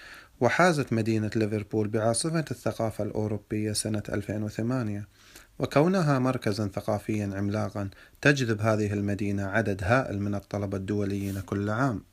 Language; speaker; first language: Arabic; native; Arabic